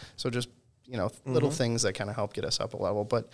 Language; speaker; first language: English; native; English